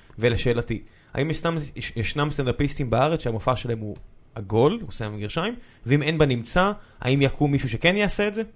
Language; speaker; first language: Hebrew; native; Hebrew